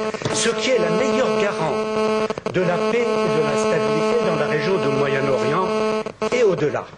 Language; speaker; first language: French; native; French